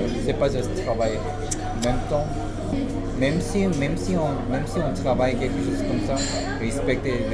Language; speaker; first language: French; non-native, learner; Korean